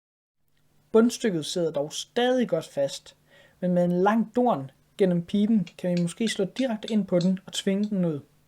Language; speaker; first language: Danish; native; Danish